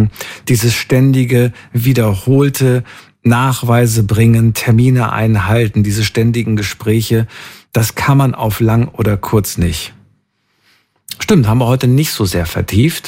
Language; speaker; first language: German; native; German